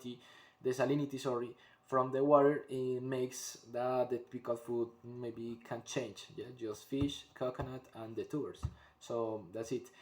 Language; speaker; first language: English; non-native, learner; Spanish